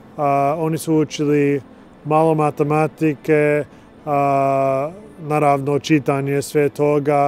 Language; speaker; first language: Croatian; non-native, learner; English